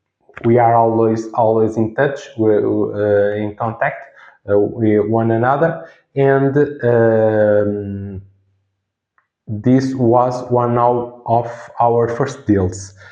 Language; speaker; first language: English; non-native, fluent; Portuguese